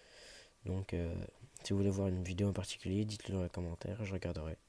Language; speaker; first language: French; native; French